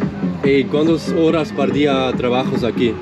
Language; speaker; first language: Spanish; non-native, learner; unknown